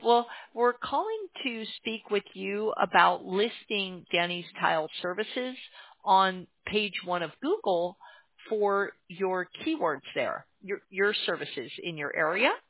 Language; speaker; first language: English; native; English